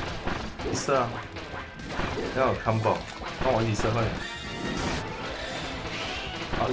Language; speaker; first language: Chinese; native; Chinese